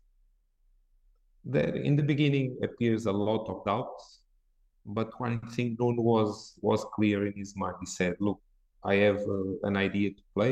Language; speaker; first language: English; non-native, fluent; Portuguese